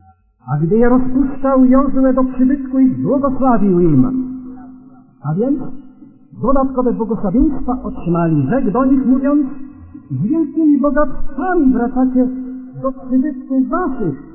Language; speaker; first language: Polish; native; Polish